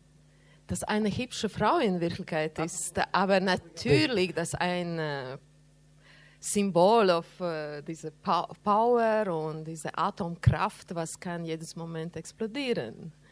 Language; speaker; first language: German; non-native, learner; Latvian